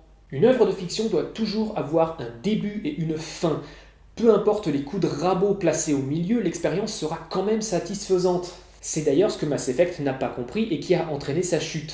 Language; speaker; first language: French; native; French